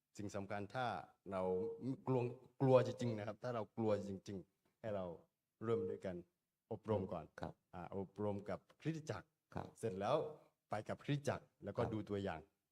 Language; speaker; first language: Thai; non-native, local second language; Karen languages